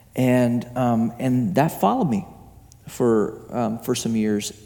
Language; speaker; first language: English; native; English